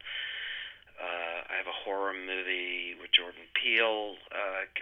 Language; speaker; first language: English; native; English